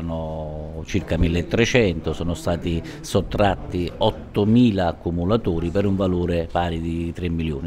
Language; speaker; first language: Italian; native; Italian